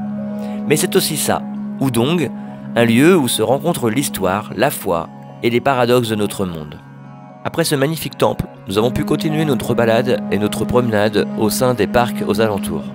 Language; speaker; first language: French; native; French